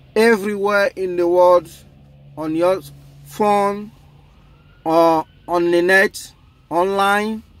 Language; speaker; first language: English; non-native, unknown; Dyula